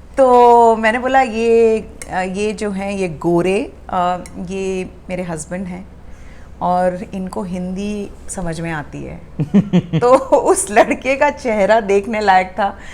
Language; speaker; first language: Hindi; native; Hindi